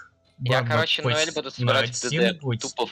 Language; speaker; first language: Russian; native; Russian